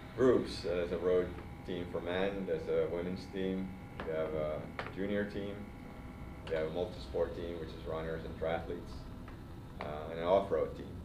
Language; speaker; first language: English; non-native, fluent; Swedish